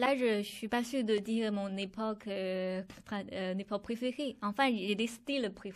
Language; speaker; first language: French; non-native, fluent; Chinese